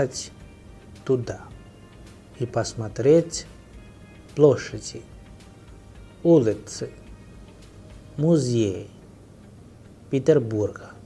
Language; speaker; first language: Russian; non-native, fluent; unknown